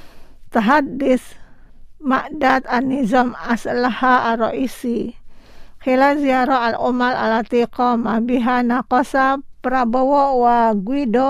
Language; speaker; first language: Arabic; non-native, fluent; Indonesian